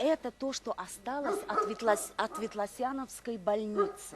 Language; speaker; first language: Russian; native; Russian